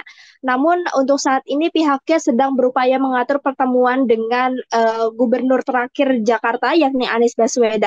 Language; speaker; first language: Indonesian; native; Indonesian